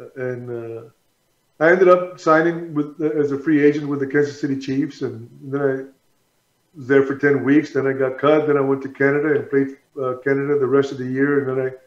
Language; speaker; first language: English; native; English